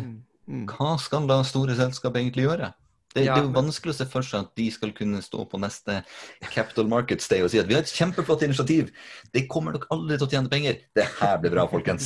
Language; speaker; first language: Norwegian; native; Norwegian